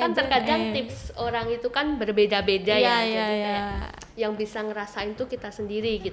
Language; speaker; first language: Indonesian; native; Indonesian